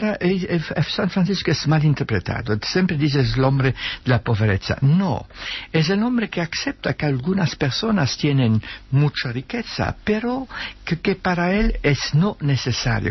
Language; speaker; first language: Spanish; non-native, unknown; Dutch